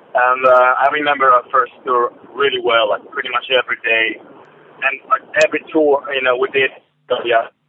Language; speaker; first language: English; non-native, fluent; Polish